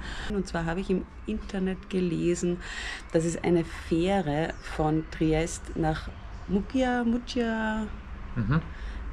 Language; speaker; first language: German; native; German